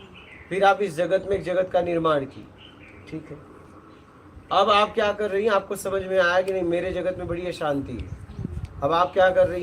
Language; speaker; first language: Hindi; native; Hindi